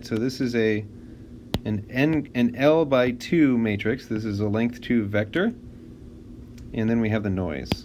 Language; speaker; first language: English; native; English